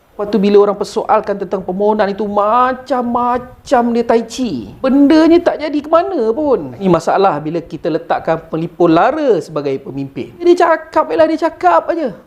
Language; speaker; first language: Malay; native; Malay